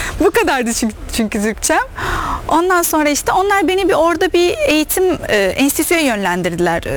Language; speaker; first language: Turkish; non-native, fluent; Arabic